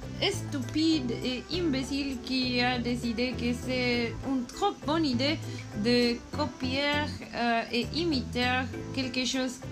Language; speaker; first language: French; non-native, learner; Spanish